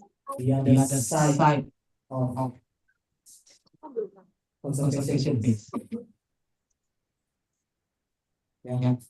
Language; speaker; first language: English; non-native, fluent; Indonesian